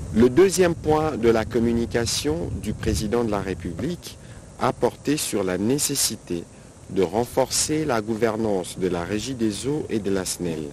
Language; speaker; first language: French; non-native, local second language; Lingala